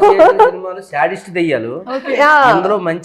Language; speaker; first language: Telugu; native; Telugu